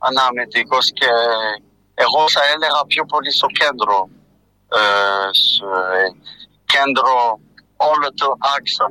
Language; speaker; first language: Greek; non-native, fluent; French